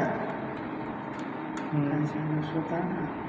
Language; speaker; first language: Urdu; non-native, learner; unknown